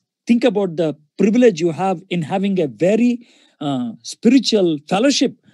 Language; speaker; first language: English; non-native, local second language; Telugu